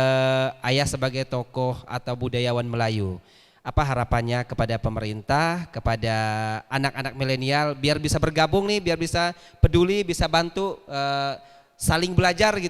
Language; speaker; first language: Malay; native; Malay